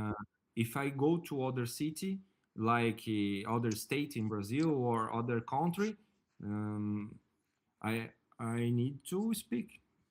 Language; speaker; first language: English; non-native, learner; Portuguese